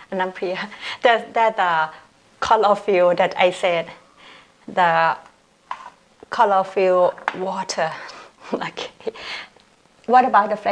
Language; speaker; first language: English; non-native, local second language; Thai